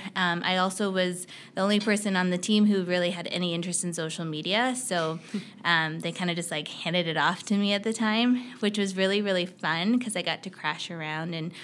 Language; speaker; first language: English; native; English